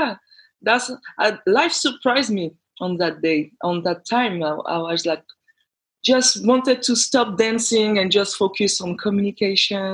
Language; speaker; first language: English; non-native, fluent; French